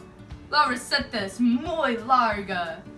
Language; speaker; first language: Spanish; non-native, learner; English